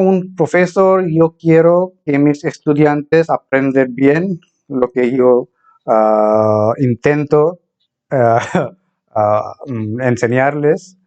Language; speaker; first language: Spanish; non-native, fluent; Bangla